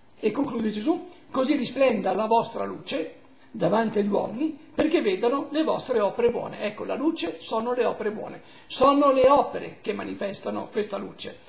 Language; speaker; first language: Italian; native; Italian